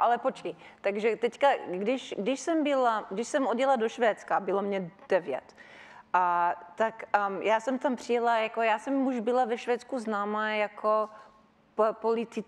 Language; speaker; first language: Czech; early bilingual, heritage; Czech